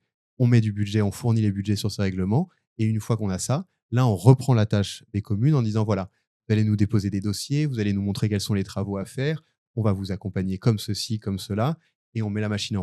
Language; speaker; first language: French; native; French